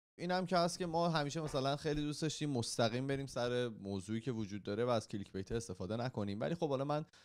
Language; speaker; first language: Persian; native; Persian